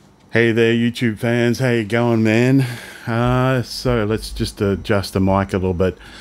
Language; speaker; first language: English; early bilingual, other home language; Italian